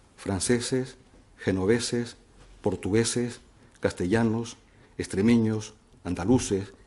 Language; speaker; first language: Spanish; native; Spanish